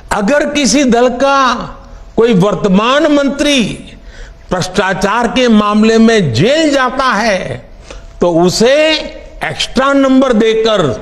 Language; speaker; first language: Hindi; non-native, local second language; Gujarati